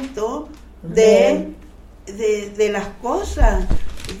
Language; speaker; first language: Spanish; native; Spanish